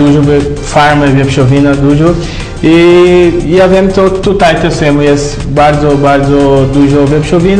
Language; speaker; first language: Polish; non-native, learner; Portuguese